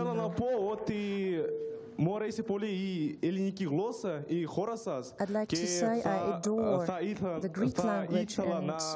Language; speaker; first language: Greek; non-native, learner; Kyrgyz